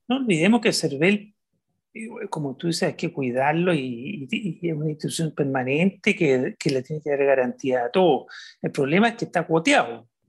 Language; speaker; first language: Spanish; native; Spanish